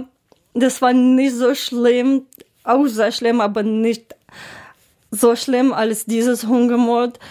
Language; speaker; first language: German; non-native, learner; Ukrainian